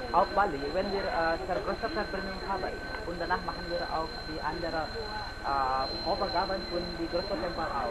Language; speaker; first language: German; non-native, learner; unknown